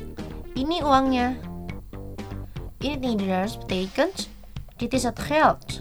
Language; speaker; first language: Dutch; non-native, fluent; Indonesian